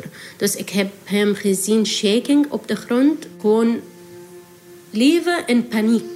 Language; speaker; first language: Dutch; non-native, learner; Arabic